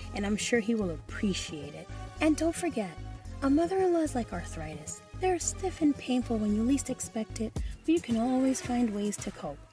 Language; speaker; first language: English; early bilingual, other home language; Spanish